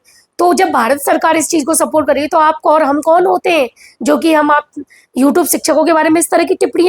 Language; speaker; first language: Hindi; native; Hindi